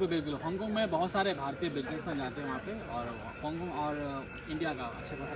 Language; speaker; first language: Hindi; native; Hindi